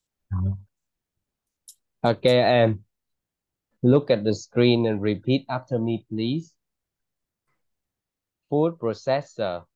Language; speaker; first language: English; non-native, fluent; Vietnamese